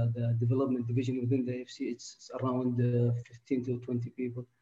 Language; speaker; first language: English; non-native, fluent; Arabic